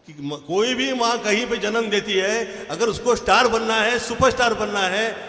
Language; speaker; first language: Hindi; non-native, local second language; Marathi